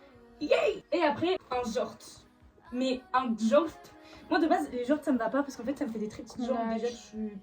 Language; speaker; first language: French; native; French